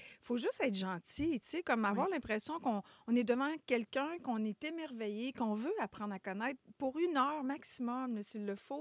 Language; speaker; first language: French; native; French